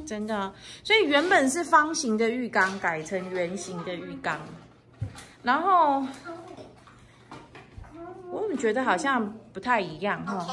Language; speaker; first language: Chinese; native; Chinese